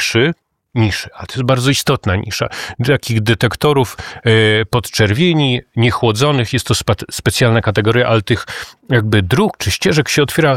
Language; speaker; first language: Polish; native; Polish